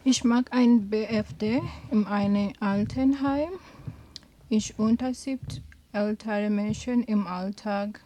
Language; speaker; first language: German; non-native, learner; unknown